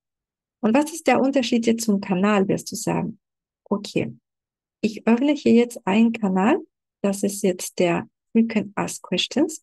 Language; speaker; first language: German; non-native, fluent; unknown